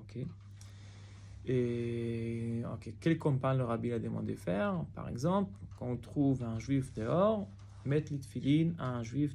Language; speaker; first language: French; non-native, fluent; Hebrew